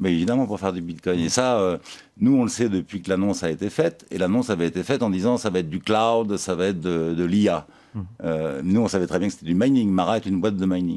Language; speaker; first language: French; native; French